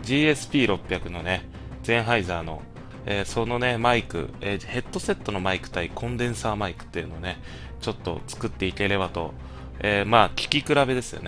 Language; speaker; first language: Japanese; native; Japanese